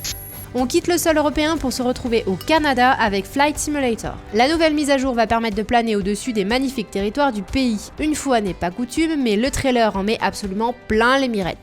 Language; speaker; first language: French; native; French